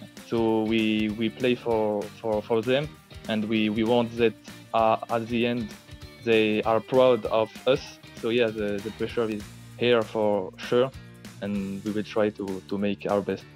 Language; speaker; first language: English; non-native, fluent; French